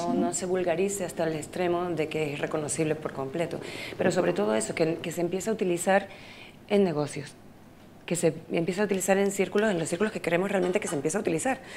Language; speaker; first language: Spanish; native; Spanish